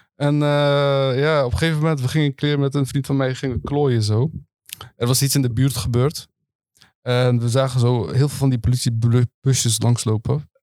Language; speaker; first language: Dutch; early bilingual, other home language; Turkish